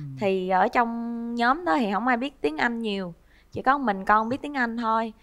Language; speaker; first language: Vietnamese; native; Vietnamese